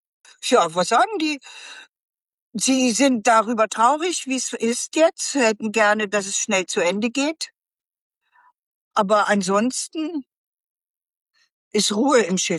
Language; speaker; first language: German; native; German